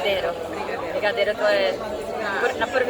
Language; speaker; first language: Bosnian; non-native, learner; Portuguese